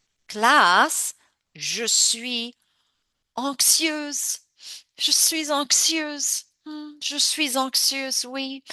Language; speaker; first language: French; non-native, fluent; English